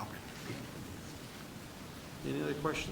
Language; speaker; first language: English; native; English